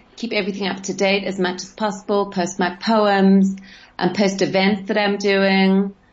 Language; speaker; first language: English; native; English